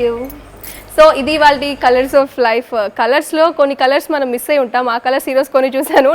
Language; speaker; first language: Telugu; native; Telugu